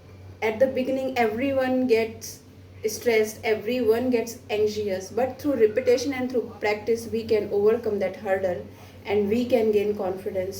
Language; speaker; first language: English; non-native, local second language; Hindi